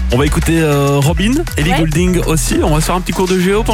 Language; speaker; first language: French; native; French